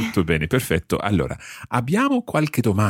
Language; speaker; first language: Italian; non-native, fluent; English